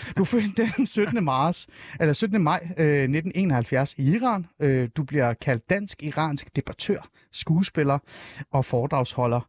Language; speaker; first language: Danish; early bilingual, other home language; Persian